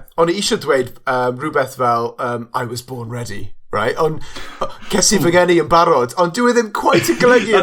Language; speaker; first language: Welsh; non-native, local second language; English